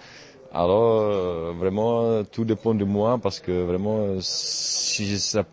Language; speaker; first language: French; non-native, fluent; Czech